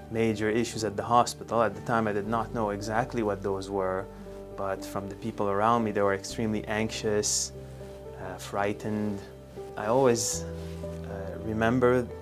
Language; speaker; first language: English; non-native, fluent; Arabic